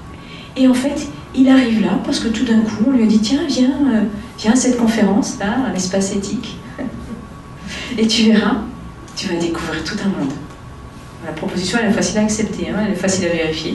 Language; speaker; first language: French; native; French